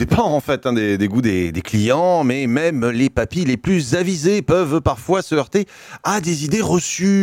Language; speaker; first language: French; native; French